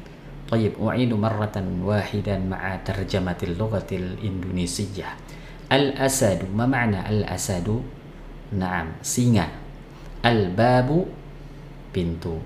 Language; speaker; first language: Arabic; non-native, fluent; Indonesian